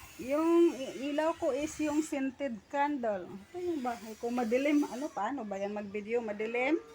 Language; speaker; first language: Filipino; non-native, local second language; Hiligaynon